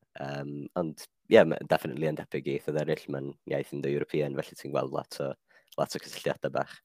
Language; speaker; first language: Welsh; non-native, fluent; Finnish